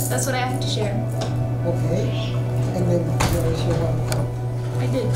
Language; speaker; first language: English; native; English